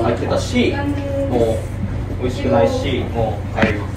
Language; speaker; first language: Japanese; native; Japanese